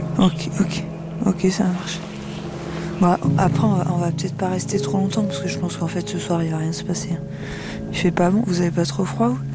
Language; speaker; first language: French; native; French